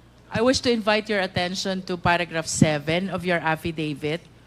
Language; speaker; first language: English; non-native, local second language; Filipino